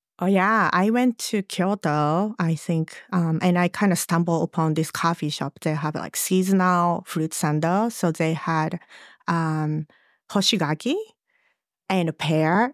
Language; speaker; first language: English; non-native, fluent; Japanese